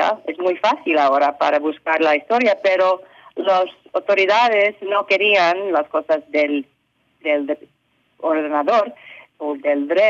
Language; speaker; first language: Spanish; early bilingual, heritage; English